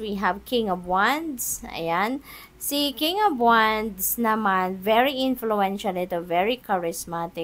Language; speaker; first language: English; non-native, local second language; Filipino